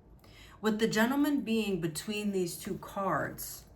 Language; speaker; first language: English; native; English